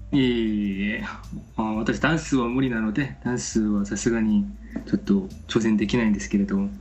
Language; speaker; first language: Japanese; non-native, fluent; Korean